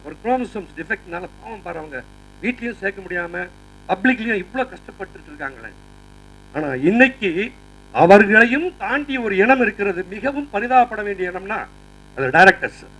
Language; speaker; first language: Tamil; native; Tamil